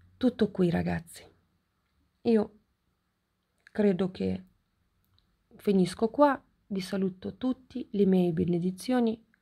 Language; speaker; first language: Italian; non-native, fluent; Ukrainian